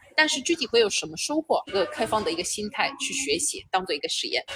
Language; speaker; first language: Chinese; non-native, fluent; Romanian